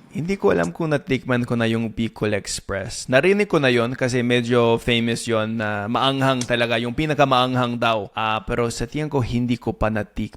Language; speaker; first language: Filipino; non-native, fluent; English